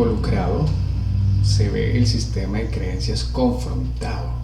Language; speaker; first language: Spanish; native; Spanish